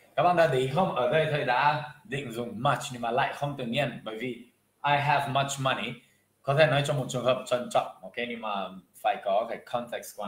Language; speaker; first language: Vietnamese; non-native, fluent; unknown